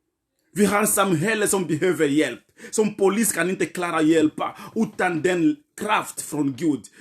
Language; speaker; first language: Swedish; non-native, fluent; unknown